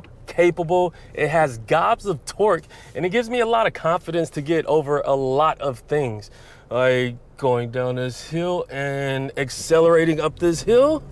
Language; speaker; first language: English; native; English